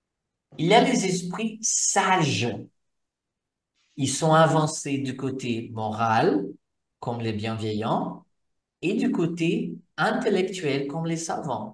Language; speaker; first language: French; non-native, fluent; Portuguese